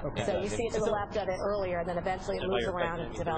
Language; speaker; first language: English; native; English